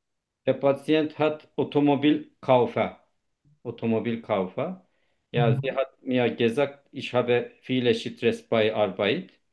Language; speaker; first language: German; non-native, learner; Turkish